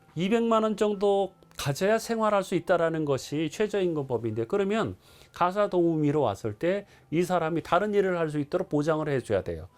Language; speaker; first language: Korean; native; Korean